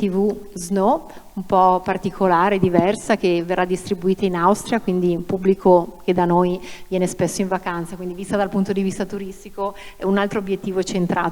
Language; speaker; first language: Italian; native; Italian